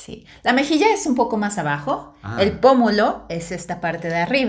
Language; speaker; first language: Spanish; native; Spanish